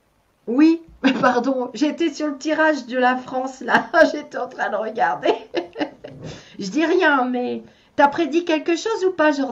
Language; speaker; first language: French; native; French